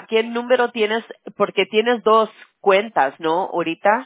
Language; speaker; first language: Spanish; early bilingual, heritage; Spanish